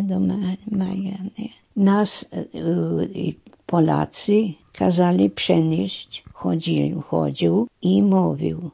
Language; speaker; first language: Polish; non-native, local second language; German